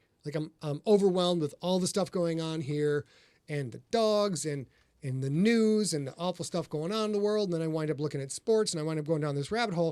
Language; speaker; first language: English; native; English